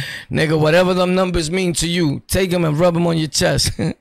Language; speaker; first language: English; early bilingual, other home language; Spanish